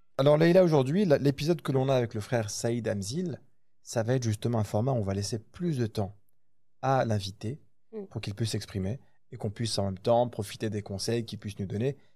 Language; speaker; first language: French; early bilingual, other home language; Arabic